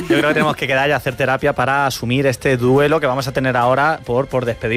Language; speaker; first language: Spanish; native; Spanish